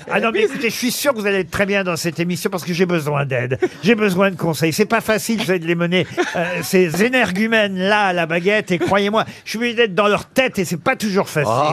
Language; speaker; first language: French; native; French